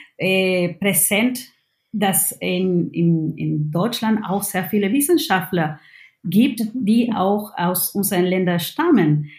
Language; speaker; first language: German; non-native, fluent; Spanish